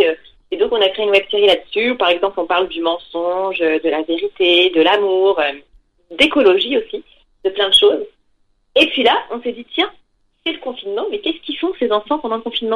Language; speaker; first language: French; native; French